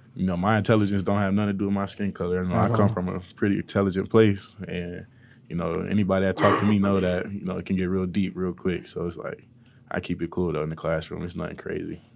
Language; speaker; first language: English; native; English